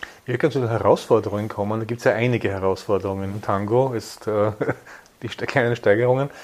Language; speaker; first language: German; native; German